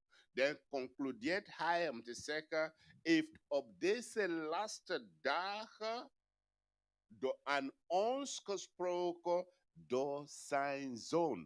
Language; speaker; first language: Dutch; non-native, fluent; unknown